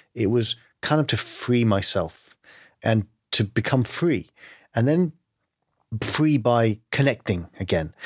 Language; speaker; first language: English; native; English